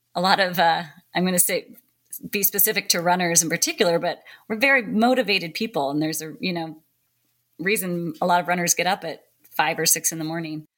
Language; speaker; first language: English; native; English